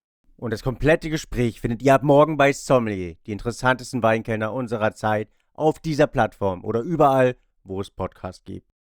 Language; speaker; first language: German; native; German